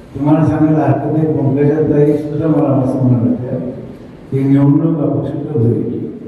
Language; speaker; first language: Marathi; native; Marathi